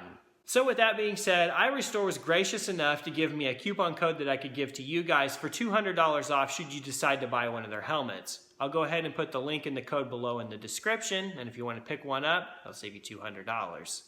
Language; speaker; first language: English; native; English